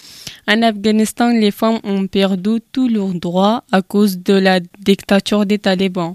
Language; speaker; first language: French; non-native, learner; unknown